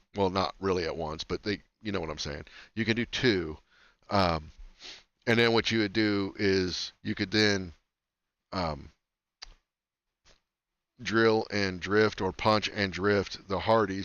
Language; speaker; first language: English; native; English